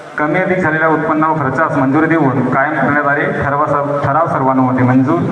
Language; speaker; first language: Marathi; native; Marathi